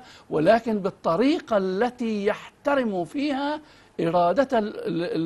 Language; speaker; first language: Arabic; native; Arabic